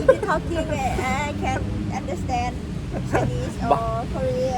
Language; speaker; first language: English; non-native, learner; Thai